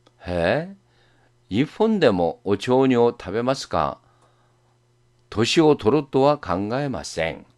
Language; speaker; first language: Japanese; non-native, fluent; Korean